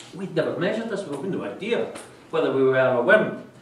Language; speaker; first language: English; native; English